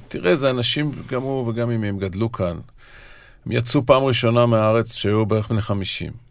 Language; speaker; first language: Hebrew; native; Hebrew